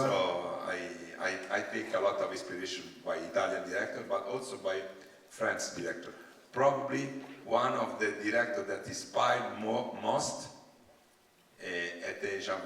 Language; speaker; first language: English; non-native, learner; Italian